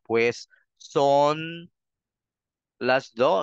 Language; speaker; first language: Spanish; non-native, fluent; Filipino